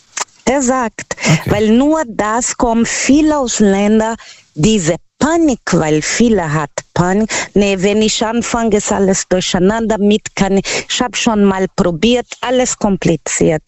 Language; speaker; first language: German; non-native, learner; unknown